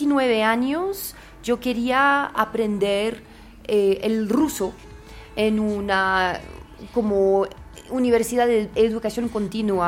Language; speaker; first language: Spanish; non-native, fluent; French